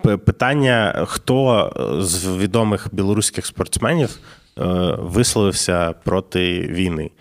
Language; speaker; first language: Ukrainian; native; Ukrainian